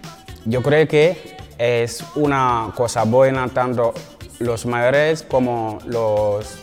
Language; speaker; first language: Spanish; non-native, learner; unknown